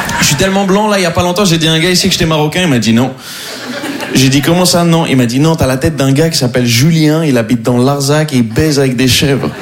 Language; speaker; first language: French; native; French